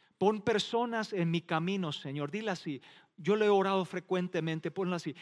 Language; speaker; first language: Spanish; non-native, local second language; Plautdietsch